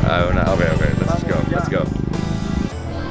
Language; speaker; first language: English; native; English